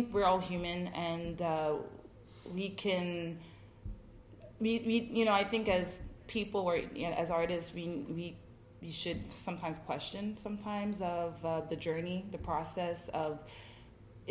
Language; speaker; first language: English; native; English